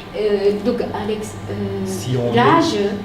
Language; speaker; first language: French; non-native, fluent; Japanese